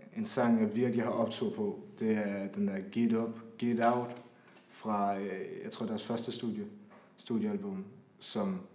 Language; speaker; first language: Danish; native; Danish